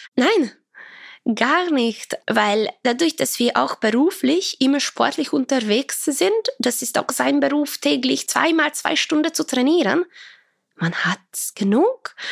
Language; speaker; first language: German; non-native, fluent; Croatian